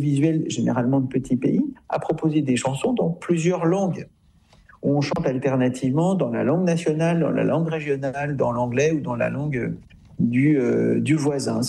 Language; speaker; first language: French; native; French